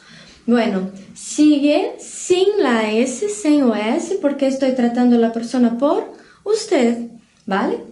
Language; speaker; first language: Spanish; non-native, fluent; Portuguese